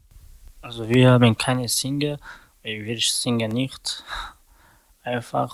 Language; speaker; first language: German; non-native, learner; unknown